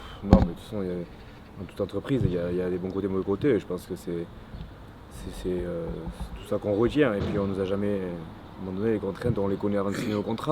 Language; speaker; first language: French; native; French